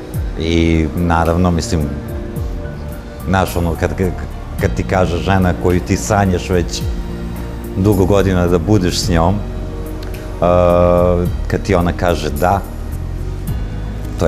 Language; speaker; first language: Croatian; early bilingual, heritage; Croatian